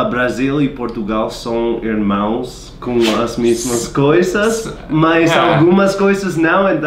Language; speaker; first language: Portuguese; non-native, learner; English